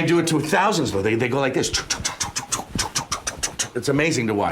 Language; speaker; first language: English; native; English